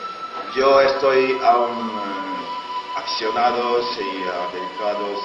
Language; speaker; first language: Spanish; non-native, learner; Japanese